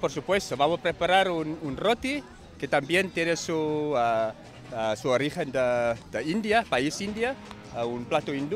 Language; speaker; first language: Spanish; non-native, learner; English